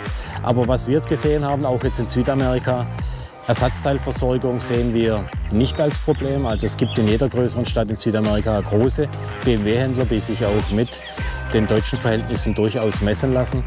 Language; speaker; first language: German; native; German